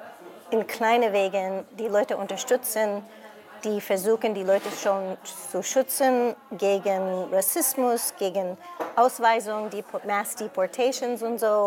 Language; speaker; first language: German; non-native, fluent; English